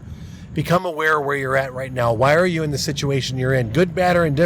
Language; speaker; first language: English; native; English